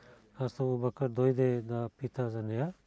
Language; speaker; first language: Bulgarian; non-native, learner; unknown